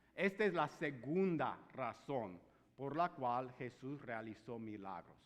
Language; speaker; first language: Spanish; non-native, fluent; English